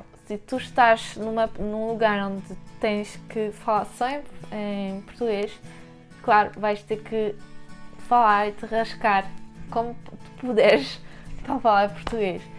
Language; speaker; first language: Portuguese; early bilingual, heritage; French